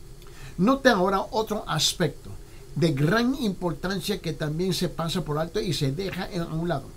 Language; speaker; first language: Spanish; early bilingual, heritage; Spanish